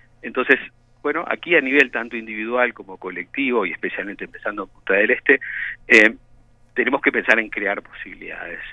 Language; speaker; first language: Spanish; native; Spanish